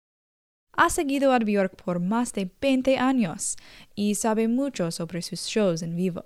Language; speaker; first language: Spanish; non-native, learner; English